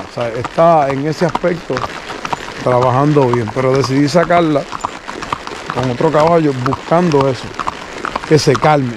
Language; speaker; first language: Spanish; native; Spanish